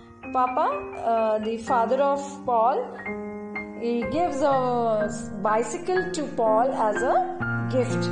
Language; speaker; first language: English; non-native, local second language; Punjabi